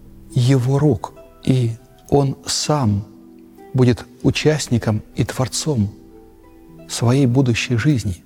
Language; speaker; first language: Russian; native; Russian